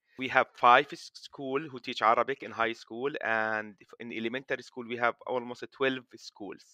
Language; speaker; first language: English; non-native, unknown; Arabic